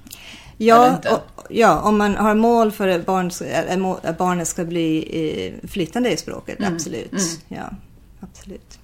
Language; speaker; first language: Swedish; non-native, fluent; English